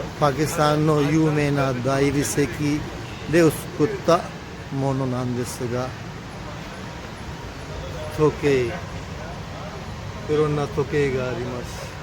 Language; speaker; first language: Japanese; non-native, fluent; Urdu